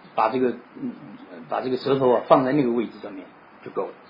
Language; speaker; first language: Chinese; native; Chinese